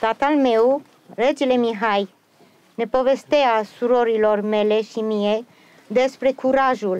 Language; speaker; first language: Romanian; non-native, learner; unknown